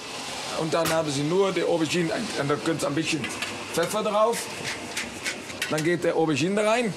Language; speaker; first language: German; non-native, learner; Dutch